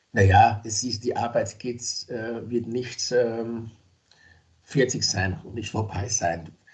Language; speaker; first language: German; non-native, fluent; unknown